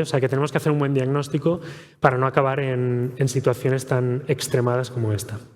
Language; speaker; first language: Spanish; native; Spanish